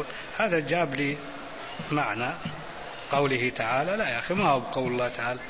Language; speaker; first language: Arabic; native; Arabic